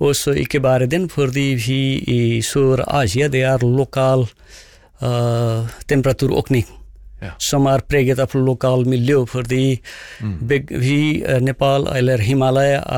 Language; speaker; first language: Norwegian; non-native, fluent; Nepali